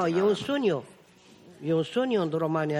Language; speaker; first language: Spanish; non-native, learner; Romany